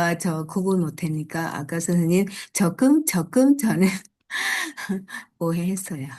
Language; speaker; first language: Korean; non-native, learner; Vietnamese